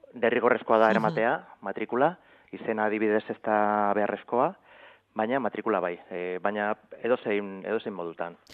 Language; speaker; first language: Basque; non-native, local second language; Spanish